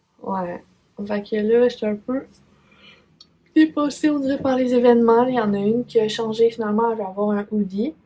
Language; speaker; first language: French; native; French